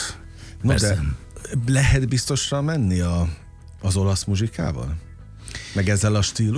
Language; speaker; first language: Hungarian; native; Hungarian